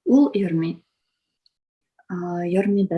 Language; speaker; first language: Japanese; non-native, fluent; Russian